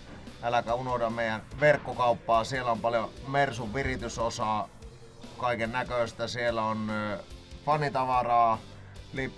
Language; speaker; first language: Finnish; native; Finnish